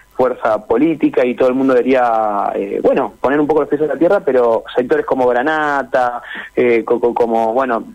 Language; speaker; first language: Spanish; native; Spanish